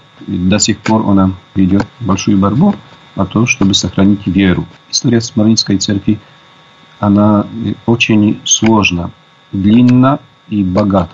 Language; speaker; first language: Russian; non-native, fluent; Polish